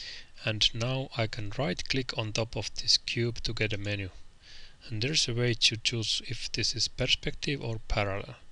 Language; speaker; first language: English; non-native, fluent; Finnish